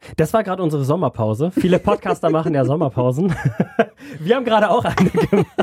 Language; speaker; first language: German; native; German